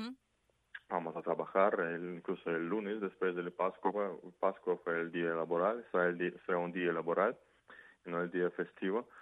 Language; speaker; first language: Spanish; non-native, fluent; Ukrainian